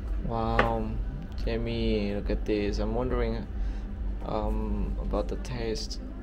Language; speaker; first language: English; non-native, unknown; Indonesian